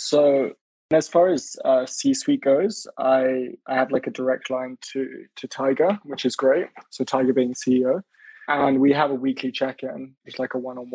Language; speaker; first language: English; native; English